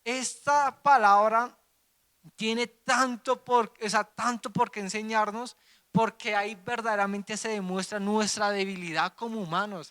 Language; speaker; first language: Spanish; native; Spanish